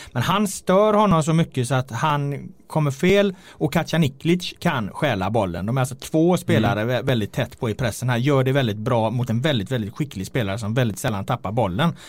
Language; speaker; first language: Swedish; native; Swedish